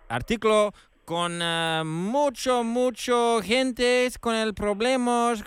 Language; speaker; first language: Spanish; non-native, learner; Dutch